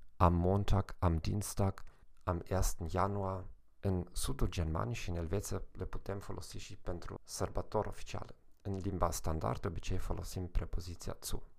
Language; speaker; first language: Romanian; non-native, fluent; German